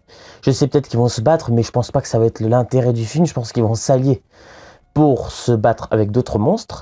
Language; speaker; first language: French; native; French